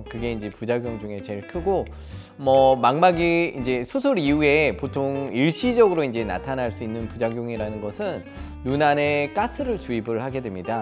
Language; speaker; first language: Korean; native; Korean